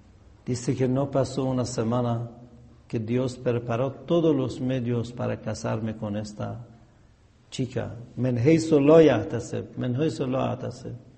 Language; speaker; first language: Spanish; non-native, fluent; Persian